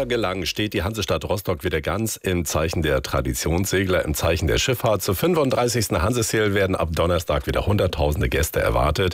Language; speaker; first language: German; native; German